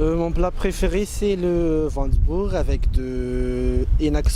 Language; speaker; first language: French; non-native, local second language; Malagasy